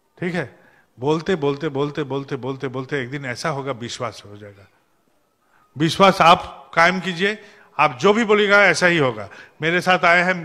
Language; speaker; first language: Hindi; non-native, local second language; Bangla